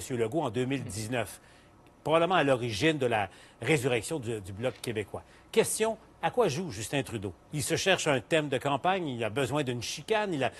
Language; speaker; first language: French; native; French